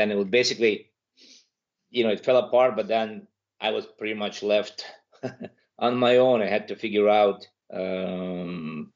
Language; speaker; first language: English; non-native, fluent; Ukrainian